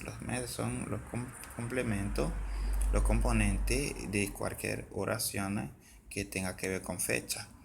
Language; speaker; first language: Spanish; non-native, fluent; Haitian Creole